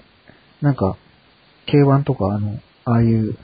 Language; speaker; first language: Japanese; native; Japanese